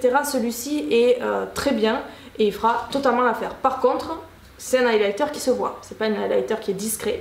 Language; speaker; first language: French; native; French